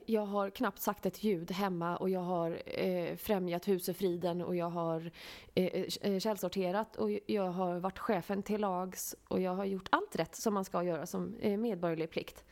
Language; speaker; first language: Swedish; native; Swedish